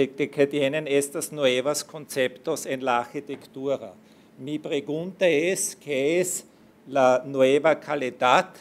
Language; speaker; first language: Spanish; non-native, fluent; German